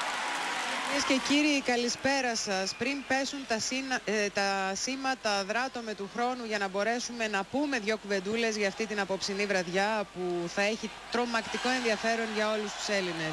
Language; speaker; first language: Greek; native; Greek